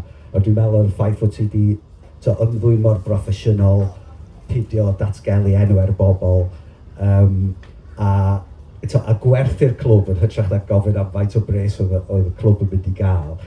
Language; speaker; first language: Welsh; native; Welsh